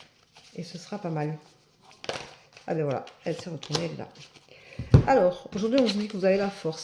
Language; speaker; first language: French; native; French